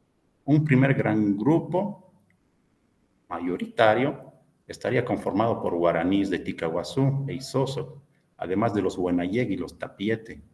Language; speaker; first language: Spanish; native; Spanish